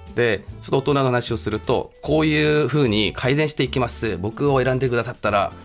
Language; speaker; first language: Japanese; non-native, fluent; Korean